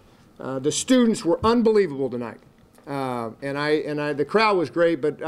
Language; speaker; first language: English; native; English